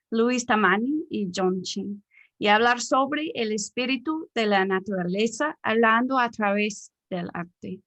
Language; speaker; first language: Spanish; non-native, fluent; English